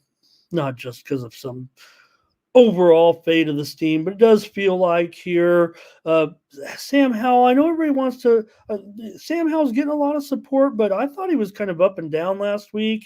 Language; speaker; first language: English; native; English